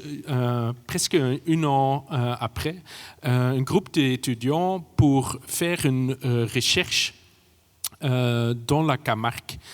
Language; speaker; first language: French; non-native, fluent; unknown